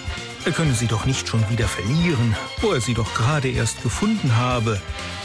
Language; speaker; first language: German; native; German